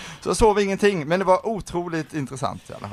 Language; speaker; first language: Swedish; native; Swedish